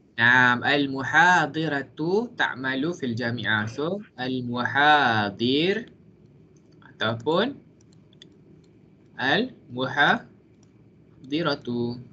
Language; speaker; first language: Arabic; non-native, fluent; Malay